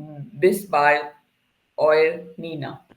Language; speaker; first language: German; non-native, learner; Hindi